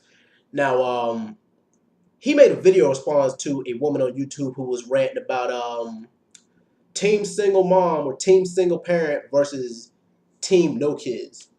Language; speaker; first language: English; native; English